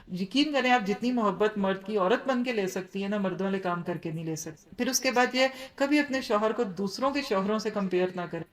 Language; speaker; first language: Urdu; native; Urdu